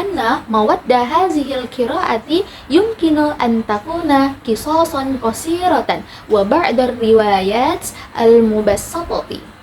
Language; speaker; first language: Arabic; non-native, learner; Indonesian